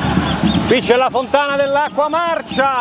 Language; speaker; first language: Italian; native; Italian